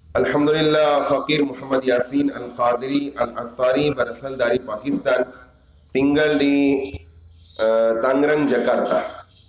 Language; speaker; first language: Indonesian; non-native, learner; Urdu